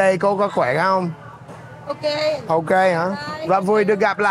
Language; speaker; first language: Vietnamese; non-native, fluent; English